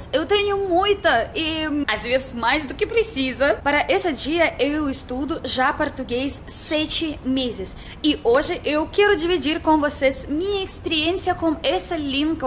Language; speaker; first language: Portuguese; non-native, learner; Russian